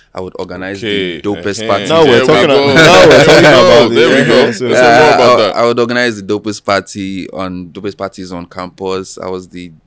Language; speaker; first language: English; non-native, local second language; Yoruba